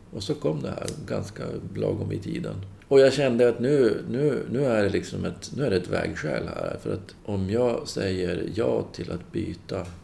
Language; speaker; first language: Swedish; native; Swedish